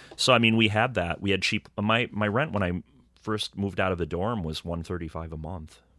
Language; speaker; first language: English; native; English